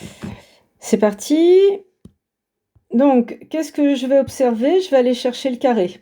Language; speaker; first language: French; native; French